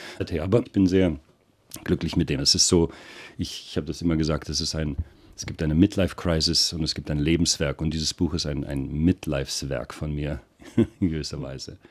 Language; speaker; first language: German; early bilingual, other home language; Russian